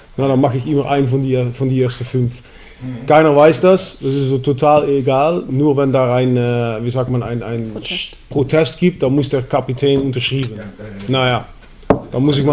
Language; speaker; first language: German; non-native, fluent; Dutch